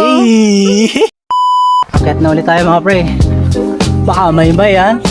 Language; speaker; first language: Filipino; non-native, local second language; Hiligaynon